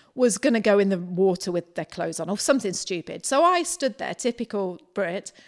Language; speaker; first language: English; native; English